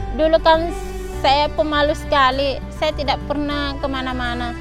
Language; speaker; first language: Indonesian; non-native, local second language; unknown